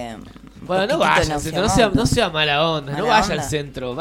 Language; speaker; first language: Spanish; native; Spanish